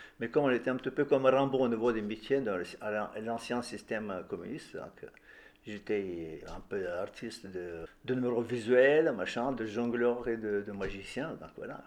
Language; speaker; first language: French; non-native, fluent; Bulgarian